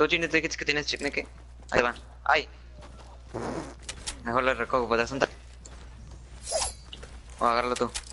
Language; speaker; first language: Spanish; early bilingual, heritage; Spanish